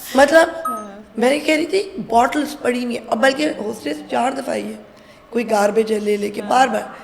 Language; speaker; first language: Urdu; native; Urdu